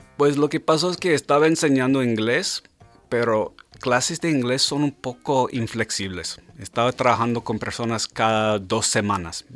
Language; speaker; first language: Spanish; non-native, fluent; English